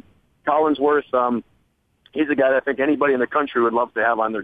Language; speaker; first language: English; native; English